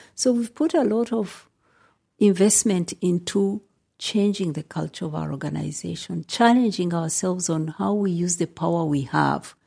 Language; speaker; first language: English; non-native, local second language; Nyankole